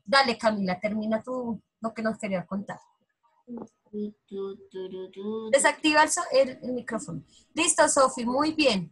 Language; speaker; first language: Spanish; native; Spanish